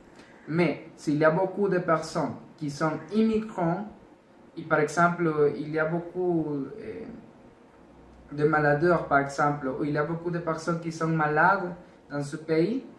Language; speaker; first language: French; non-native, learner; Spanish